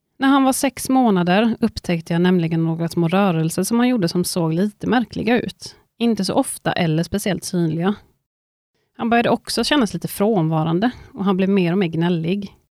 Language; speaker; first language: Swedish; native; Swedish